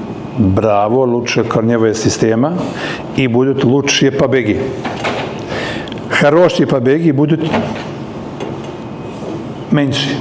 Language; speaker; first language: Russian; non-native, learner; Serbian